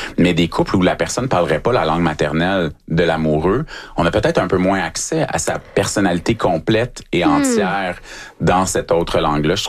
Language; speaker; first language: French; native; French